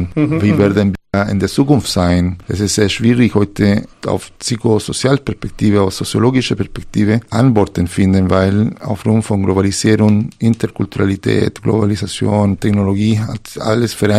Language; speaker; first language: German; non-native, fluent; Spanish